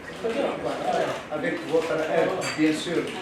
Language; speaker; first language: French; non-native, local second language; Arabic